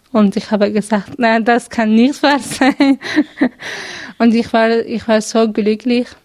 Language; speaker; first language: German; non-native, learner; Kurdish